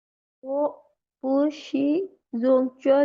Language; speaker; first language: Chinese; non-native, learner; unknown